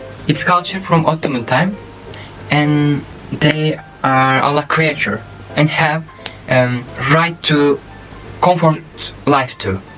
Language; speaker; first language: English; non-native, learner; Turkish